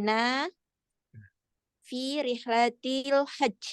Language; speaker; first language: Arabic; non-native, learner; Indonesian